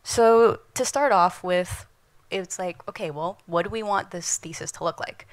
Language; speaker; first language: English; non-native, fluent; Indonesian